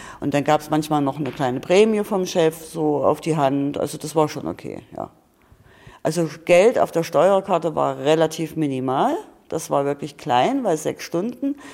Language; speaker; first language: German; native; German